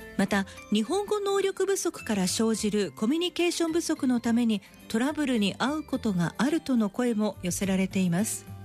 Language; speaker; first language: Japanese; native; Japanese